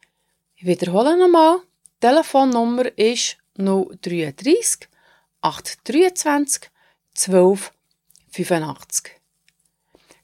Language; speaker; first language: German; native; German